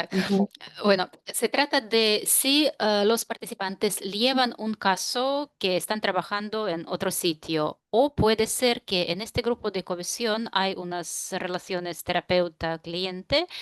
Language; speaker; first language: Spanish; non-native, fluent; Russian